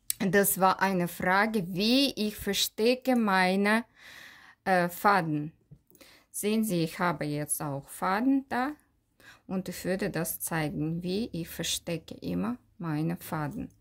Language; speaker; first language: German; non-native, learner; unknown